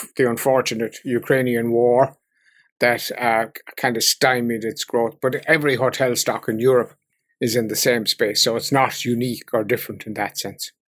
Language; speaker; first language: English; native; English